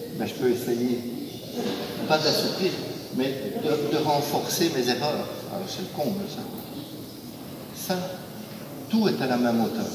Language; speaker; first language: French; native; French